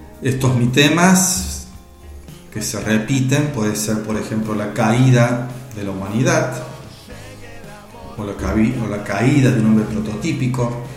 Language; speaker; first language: Spanish; native; Spanish